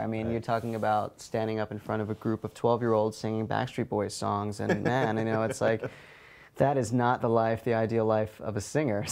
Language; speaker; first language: English; native; English